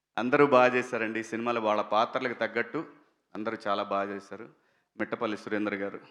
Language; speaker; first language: Telugu; native; Telugu